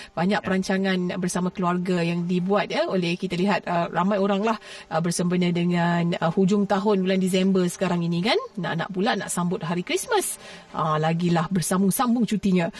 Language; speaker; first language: Malay; native; Malay